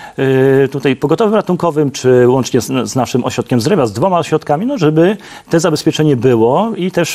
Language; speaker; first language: Polish; native; Polish